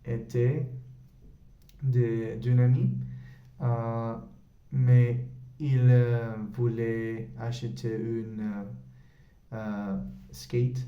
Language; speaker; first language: French; non-native, learner; Spanish